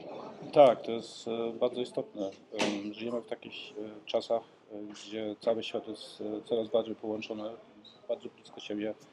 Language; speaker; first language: Polish; early bilingual, heritage; Polish